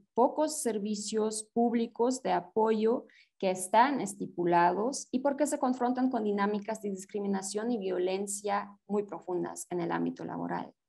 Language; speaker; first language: Spanish; non-native, fluent; German